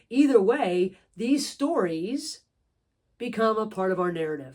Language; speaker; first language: English; native; English